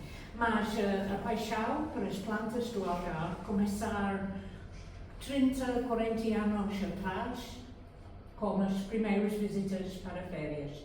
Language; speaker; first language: Portuguese; non-native, learner; English